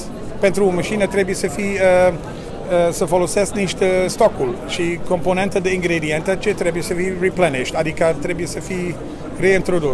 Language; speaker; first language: Romanian; non-native, learner; Dutch